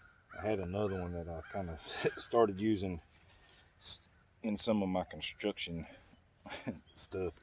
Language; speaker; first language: English; native; English